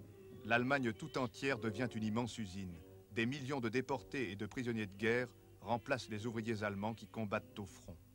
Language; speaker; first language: French; native; French